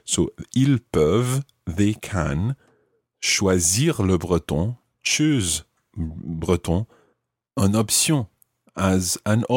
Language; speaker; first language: French; non-native, fluent; English